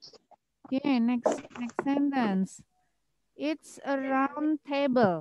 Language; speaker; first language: English; non-native, fluent; Indonesian